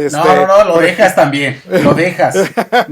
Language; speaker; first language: Spanish; native; Spanish